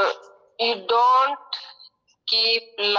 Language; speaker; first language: English; non-native, learner; Hindi